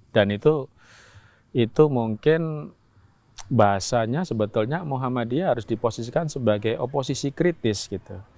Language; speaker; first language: Indonesian; non-native, local second language; Javanese